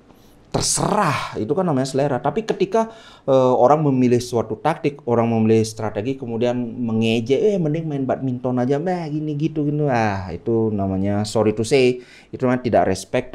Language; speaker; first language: Indonesian; native; Indonesian